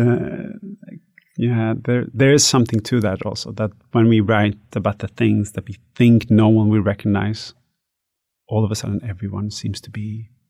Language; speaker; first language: English; non-native, fluent; Swedish